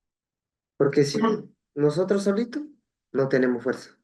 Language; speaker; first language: Spanish; non-native, local second language; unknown